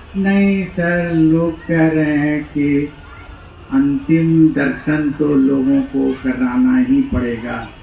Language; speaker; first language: Hindi; native; Hindi